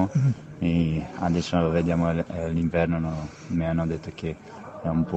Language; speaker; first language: Italian; non-native, fluent; Portuguese